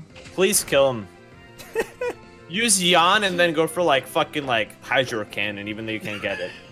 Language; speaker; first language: English; native; English